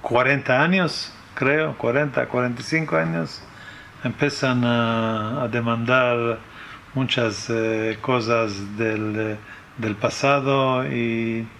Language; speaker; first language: Spanish; early bilingual, heritage; French